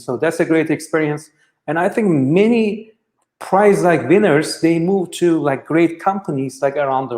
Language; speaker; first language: English; non-native, fluent; Turkish